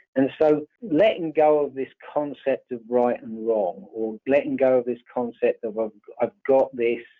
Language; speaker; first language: English; native; English